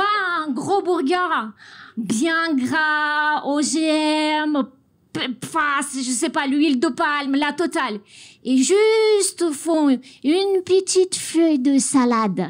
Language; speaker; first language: French; non-native, fluent; Russian